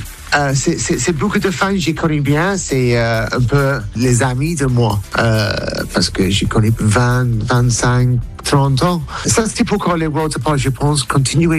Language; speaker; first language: French; non-native, learner; English